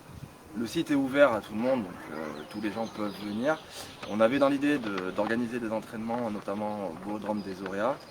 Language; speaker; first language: French; native; French